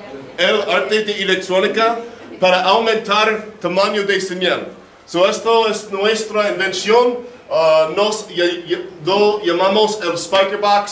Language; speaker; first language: Spanish; non-native, learner; English